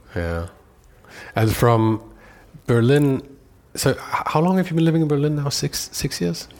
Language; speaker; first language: English; non-native, fluent; German